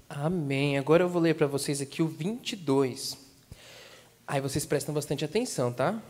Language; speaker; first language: Portuguese; native; Portuguese